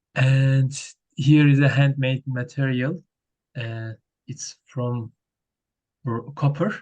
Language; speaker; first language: English; non-native, learner; Turkish